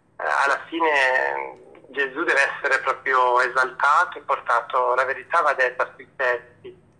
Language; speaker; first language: Italian; native; Italian